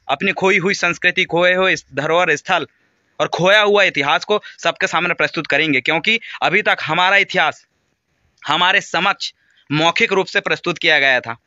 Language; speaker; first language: Hindi; native; Hindi